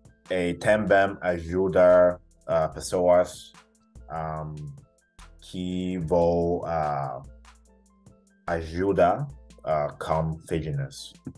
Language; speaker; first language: Portuguese; non-native, learner; English